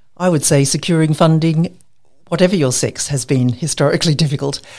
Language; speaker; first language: English; native; English